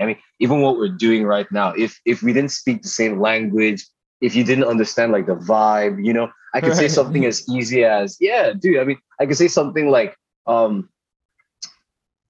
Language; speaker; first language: English; non-native, local second language; Igbo